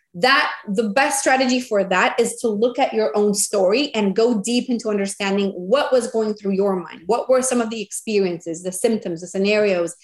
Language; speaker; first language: English; non-native, fluent; Spanish